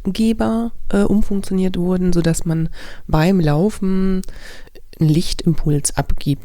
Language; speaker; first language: German; native; German